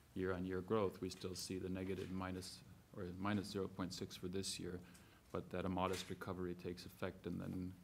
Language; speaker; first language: English; non-native, fluent; Estonian